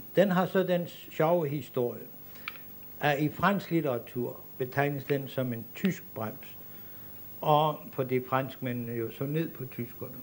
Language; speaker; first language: Danish; native; Danish